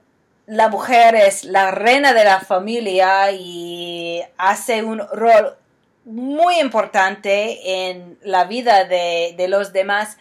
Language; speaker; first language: Spanish; non-native, fluent; English